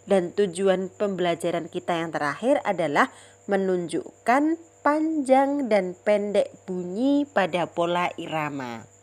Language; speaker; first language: Indonesian; native; Indonesian